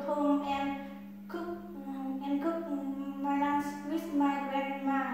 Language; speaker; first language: English; non-native, learner; Vietnamese